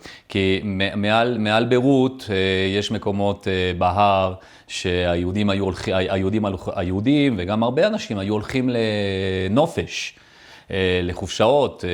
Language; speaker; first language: Hebrew; early bilingual, other home language; French